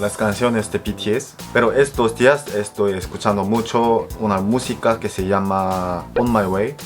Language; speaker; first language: Spanish; non-native, fluent; Korean